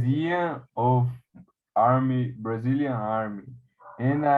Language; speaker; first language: English; non-native, learner; Portuguese